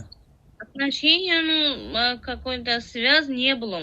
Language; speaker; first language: Russian; non-native, learner; Tajik